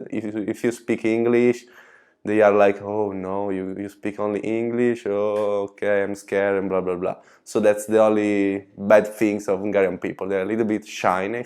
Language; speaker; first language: English; non-native, learner; Italian